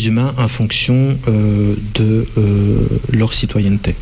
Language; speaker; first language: French; non-native, fluent; Russian